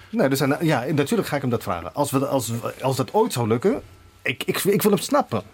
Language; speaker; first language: Dutch; native; Dutch